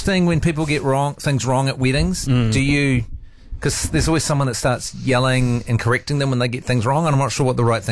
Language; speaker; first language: English; native; English